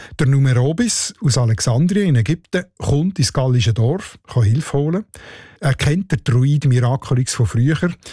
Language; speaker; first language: German; native; German